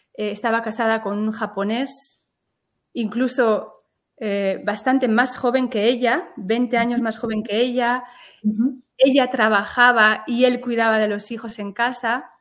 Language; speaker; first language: Spanish; native; Spanish